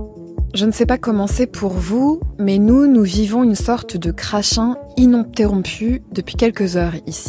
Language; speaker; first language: French; native; French